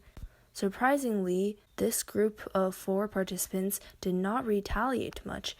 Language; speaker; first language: English; native; English